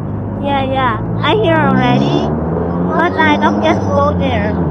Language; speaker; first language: English; non-native, learner; Vietnamese